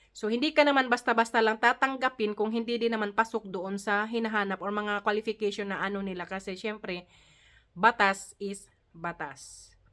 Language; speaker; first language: Filipino; non-native, local second language; Cebuano